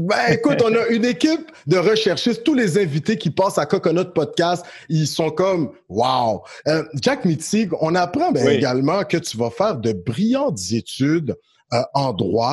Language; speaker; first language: French; native; French